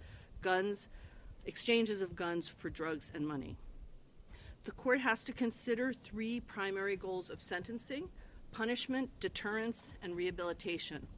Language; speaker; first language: English; native; English